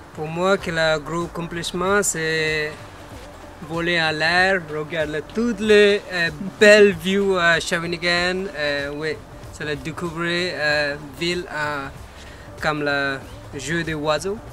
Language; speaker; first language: French; non-native, learner; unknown